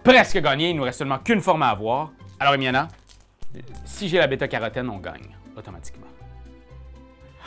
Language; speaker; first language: French; native; French